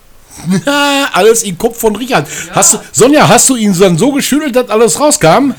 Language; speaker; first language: German; native; German